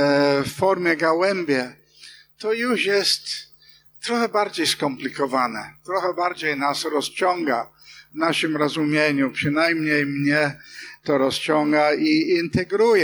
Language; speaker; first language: Polish; non-native, fluent; English